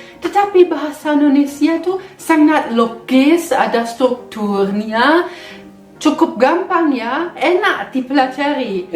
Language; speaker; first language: Indonesian; non-native, fluent; German